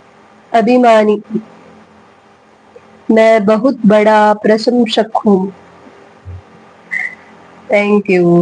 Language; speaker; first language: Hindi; non-native, local second language; Tulu